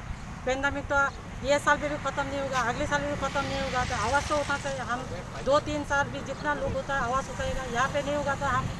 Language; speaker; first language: Hindi; non-native, local second language; Kok Borok